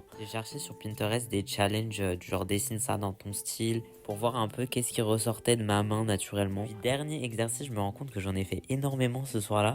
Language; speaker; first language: French; native; French